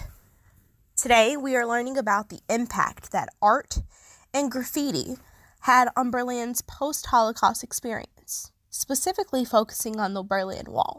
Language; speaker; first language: English; native; English